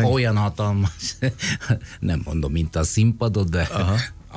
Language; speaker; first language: Hungarian; non-native, fluent; Italian